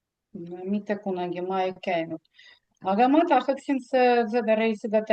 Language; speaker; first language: Estonian; non-native, learner; Russian